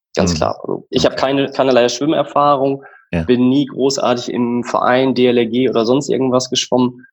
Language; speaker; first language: German; native; German